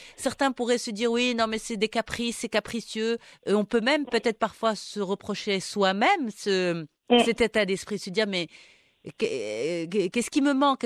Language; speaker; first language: French; non-native, local second language; Arabic